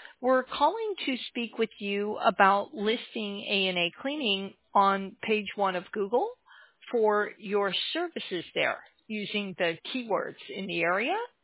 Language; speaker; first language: English; native; English